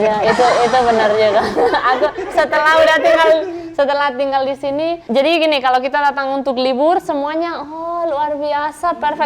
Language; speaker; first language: Indonesian; non-native, fluent; Spanish